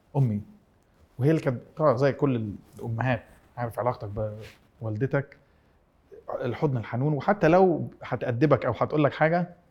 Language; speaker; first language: Arabic; early bilingual, heritage; Arabic